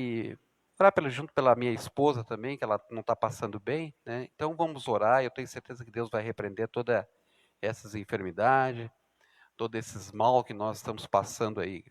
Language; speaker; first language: Portuguese; native; Portuguese